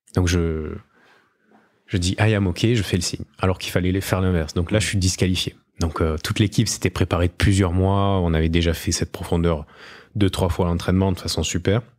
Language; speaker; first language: French; native; French